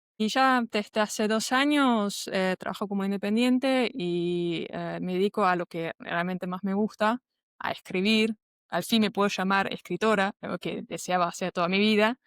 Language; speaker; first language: Spanish; non-native, fluent; German